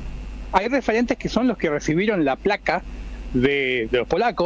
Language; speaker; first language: Spanish; native; Spanish